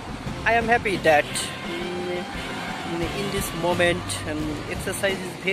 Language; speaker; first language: English; non-native, learner; Bangla